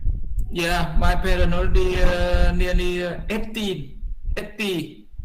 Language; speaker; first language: English; non-native, learner; Vietnamese